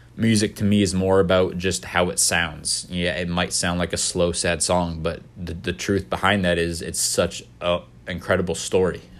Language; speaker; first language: English; native; English